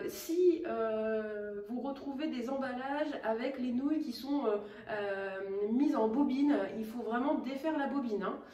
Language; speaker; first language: French; native; French